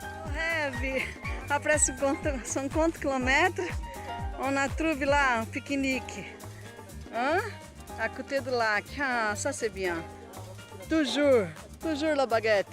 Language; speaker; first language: French; non-native, learner; Portuguese